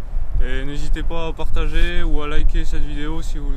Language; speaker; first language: French; native; French